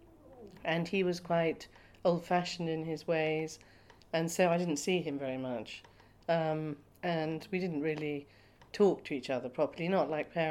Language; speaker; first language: English; native; English